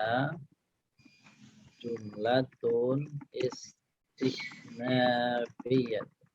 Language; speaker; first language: Arabic; non-native, fluent; Indonesian